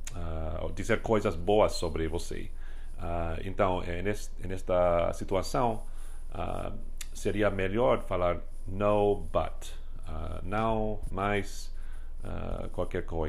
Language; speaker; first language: Portuguese; non-native, fluent; English